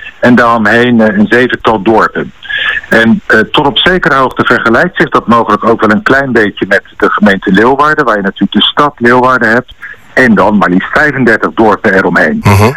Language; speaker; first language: Dutch; native; Dutch